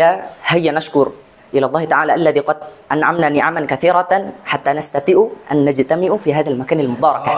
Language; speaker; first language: Arabic; non-native, learner; Indonesian